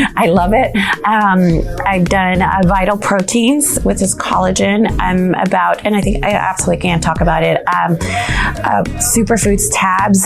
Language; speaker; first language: English; non-native, fluent; Spanish